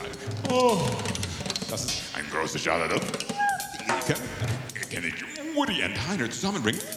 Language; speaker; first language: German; non-native, learner; English